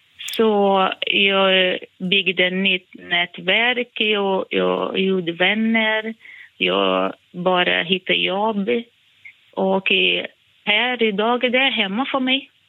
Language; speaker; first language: Swedish; non-native, fluent; Portuguese